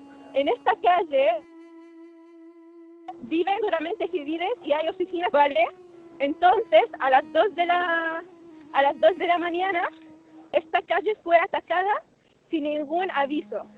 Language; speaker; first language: Spanish; non-native, fluent; Arabic